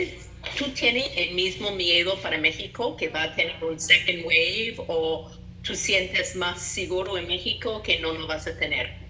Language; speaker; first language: Spanish; non-native, fluent; English